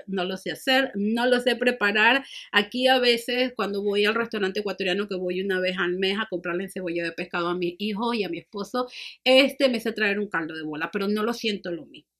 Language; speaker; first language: Spanish; native; Spanish